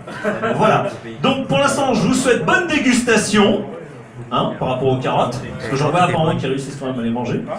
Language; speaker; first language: French; native; French